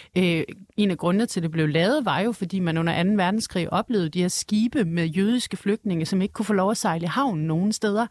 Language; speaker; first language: Danish; native; Danish